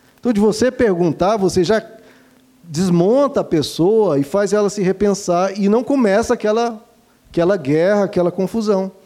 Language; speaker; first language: Portuguese; native; Portuguese